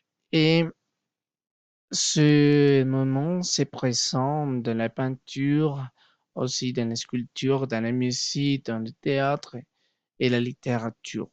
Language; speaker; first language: French; non-native, learner; Spanish